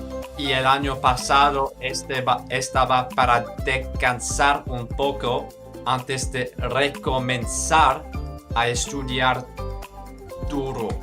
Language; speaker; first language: Spanish; non-native, learner; English